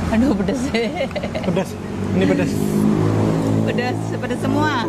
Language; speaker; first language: Malay; native; Malay